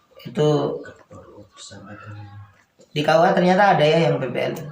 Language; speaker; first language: Indonesian; native; Indonesian